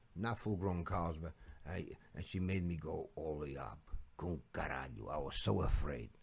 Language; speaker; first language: English; non-native, fluent; Portuguese